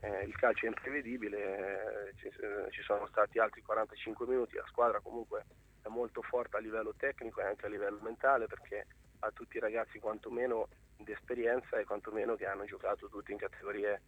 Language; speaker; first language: Italian; native; Italian